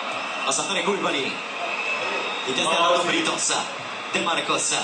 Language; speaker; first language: Italian; native; Italian